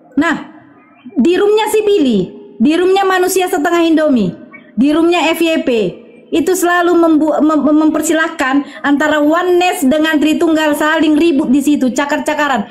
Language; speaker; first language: Indonesian; native; Indonesian